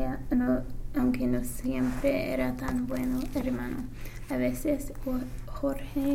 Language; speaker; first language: Spanish; non-native, learner; English